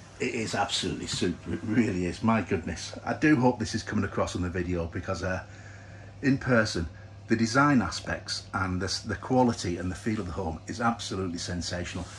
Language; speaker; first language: English; native; English